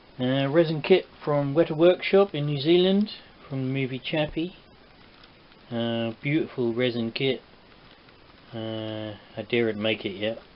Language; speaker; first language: English; native; English